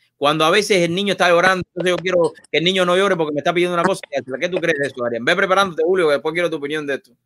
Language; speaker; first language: Spanish; native; Spanish